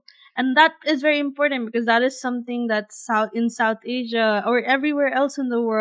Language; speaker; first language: English; non-native, local second language; Bangla